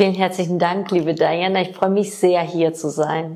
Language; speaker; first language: German; non-native, fluent; Georgian